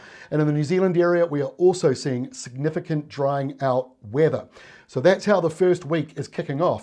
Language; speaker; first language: English; native; English